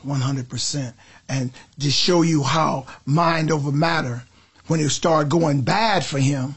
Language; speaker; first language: English; native; English